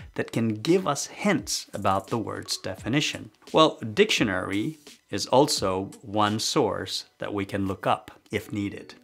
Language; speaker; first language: English; non-native, fluent; Chinese